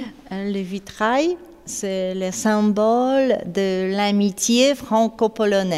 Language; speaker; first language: French; non-native, fluent; Polish